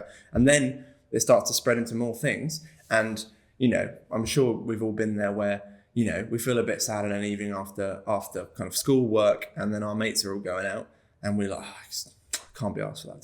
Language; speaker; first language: English; native; English